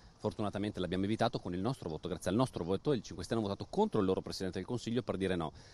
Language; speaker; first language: Italian; native; Italian